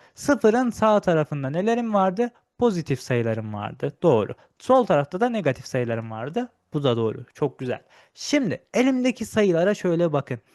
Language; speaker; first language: Turkish; native; Turkish